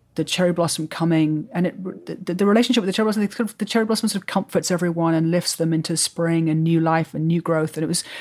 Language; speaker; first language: English; native; English